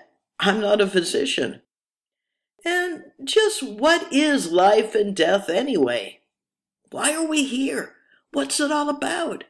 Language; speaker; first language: English; native; English